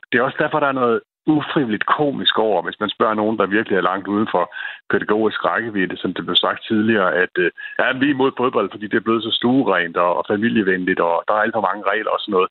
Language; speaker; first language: Danish; native; Danish